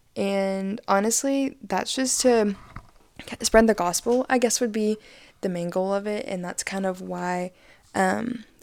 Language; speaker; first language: English; native; English